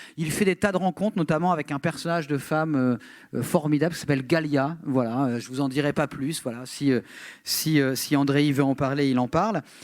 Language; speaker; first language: French; native; French